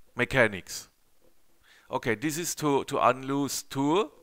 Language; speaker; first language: English; non-native, learner; German